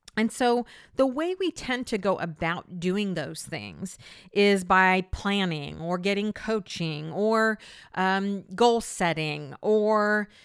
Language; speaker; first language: English; native; English